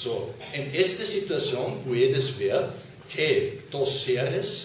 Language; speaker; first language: Spanish; non-native, fluent; German